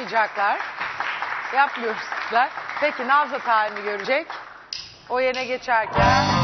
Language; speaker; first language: Turkish; native; Turkish